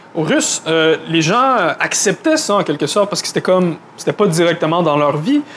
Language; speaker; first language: French; native; French